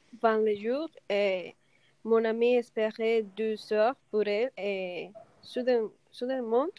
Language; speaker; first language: French; non-native, learner; Spanish